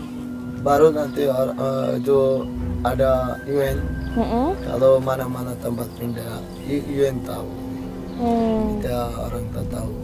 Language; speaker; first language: Indonesian; non-native, learner; Rohingya